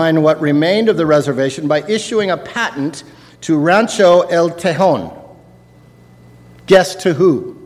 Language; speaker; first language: English; native; English